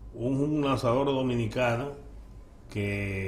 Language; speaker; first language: Spanish; native; Spanish